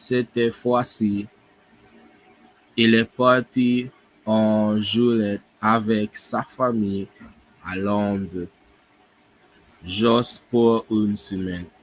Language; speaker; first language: French; non-native, learner; English